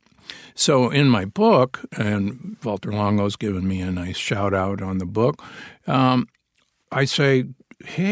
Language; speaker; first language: English; native; English